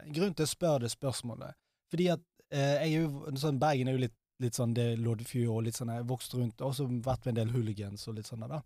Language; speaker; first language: Norwegian; early bilingual, other home language; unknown